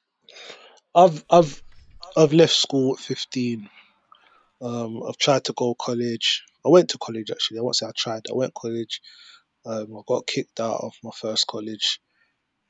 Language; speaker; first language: English; native; English